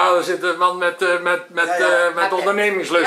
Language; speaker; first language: Dutch; native; Dutch